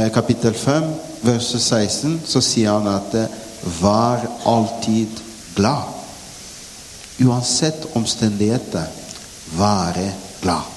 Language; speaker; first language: Norwegian; non-native, fluent; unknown